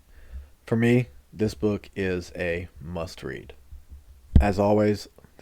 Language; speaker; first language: English; native; English